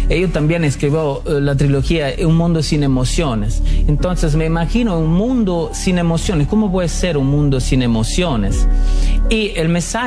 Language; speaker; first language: Spanish; non-native, learner; Italian